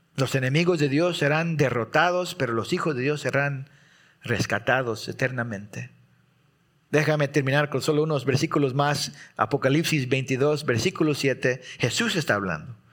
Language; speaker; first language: Spanish; early bilingual, heritage; Spanish